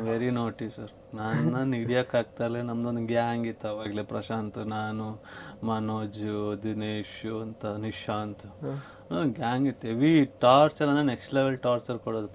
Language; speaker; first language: Kannada; non-native, local second language; Tulu